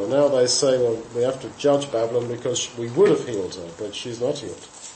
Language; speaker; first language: English; native; English